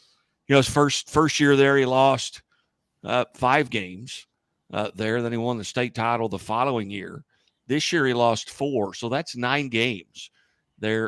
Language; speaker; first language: English; native; English